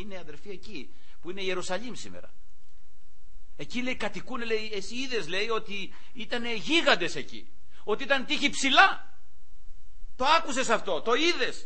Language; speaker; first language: Greek; native; Greek